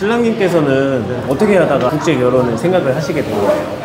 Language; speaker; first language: Korean; native; Korean